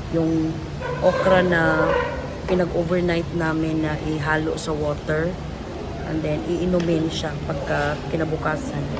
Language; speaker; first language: Filipino; native; Filipino